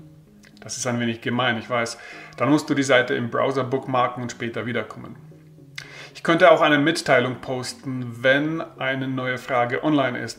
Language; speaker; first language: German; native; German